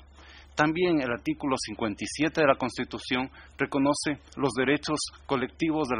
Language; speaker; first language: Spanish; native; Spanish